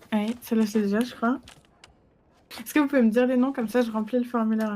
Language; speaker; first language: French; native; French